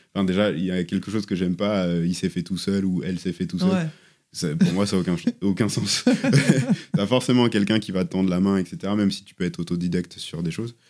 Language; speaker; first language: French; native; French